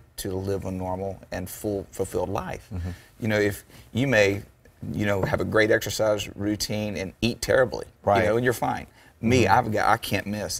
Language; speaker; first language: English; native; English